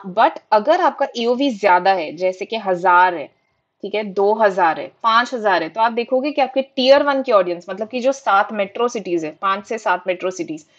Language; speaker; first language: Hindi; non-native, local second language; Marathi